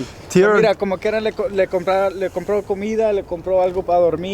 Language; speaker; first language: Spanish; native; Spanish